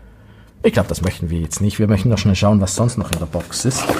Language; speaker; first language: German; native; German